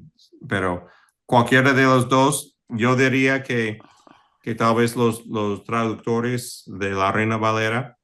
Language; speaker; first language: Spanish; non-native, fluent; English